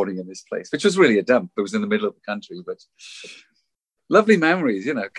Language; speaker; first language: English; native; English